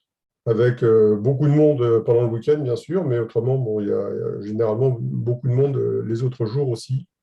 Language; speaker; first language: French; native; French